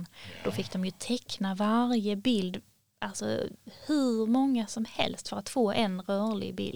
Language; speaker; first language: Swedish; native; Swedish